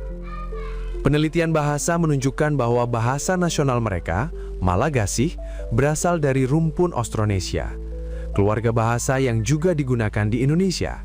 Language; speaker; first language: Indonesian; native; Indonesian